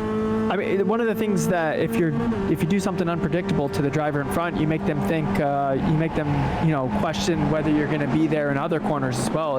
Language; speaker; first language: English; native; English